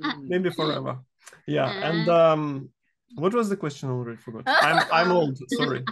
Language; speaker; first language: English; non-native, fluent; Russian